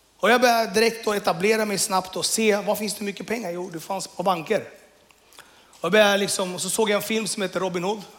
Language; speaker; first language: Swedish; early bilingual, other home language; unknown